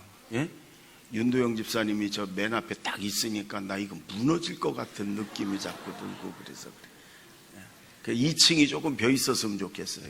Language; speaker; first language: Korean; native; Korean